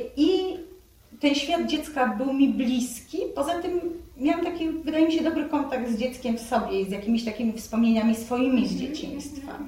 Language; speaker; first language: Polish; native; Polish